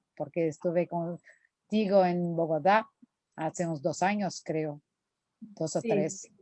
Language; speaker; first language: Spanish; non-native, fluent; Portuguese